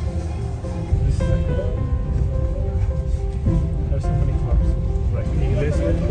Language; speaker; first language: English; non-native, learner; Spanish